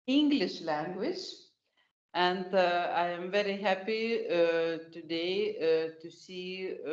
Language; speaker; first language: English; non-native, fluent; Lithuanian